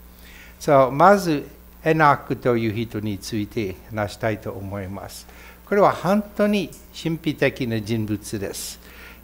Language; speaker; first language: Japanese; non-native, fluent; English